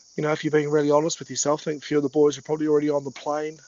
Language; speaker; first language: English; native; English